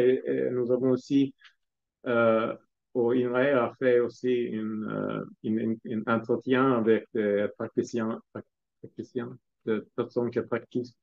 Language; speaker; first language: French; non-native, fluent; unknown